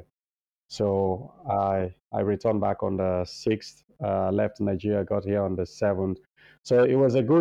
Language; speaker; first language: English; non-native, local second language; Krio